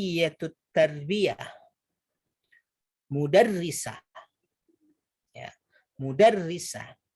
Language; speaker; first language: Arabic; non-native, fluent; Indonesian